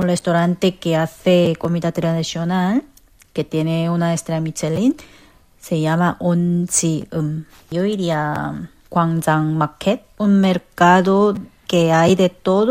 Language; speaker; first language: Spanish; non-native, fluent; Korean